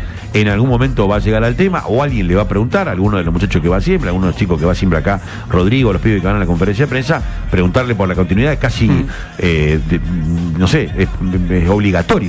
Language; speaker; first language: Spanish; native; Spanish